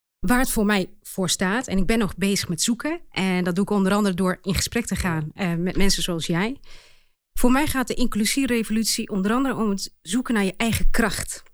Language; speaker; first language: Dutch; early bilingual, other home language; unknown